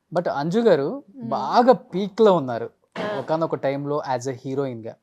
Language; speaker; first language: Telugu; native; Telugu